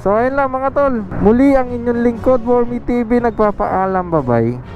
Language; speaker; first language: Filipino; native; Filipino